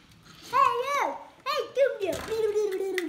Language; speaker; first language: Dutch; early bilingual, other home language; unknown